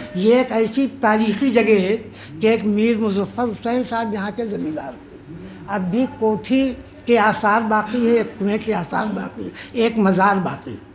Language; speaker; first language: Urdu; native; Urdu